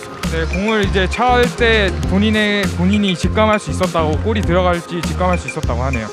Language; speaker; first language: Korean; native; Korean